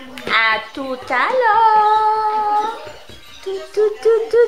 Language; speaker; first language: French; non-native, learner; Filipino